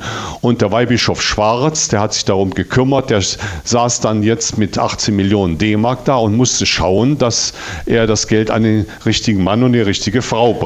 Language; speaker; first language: German; native; German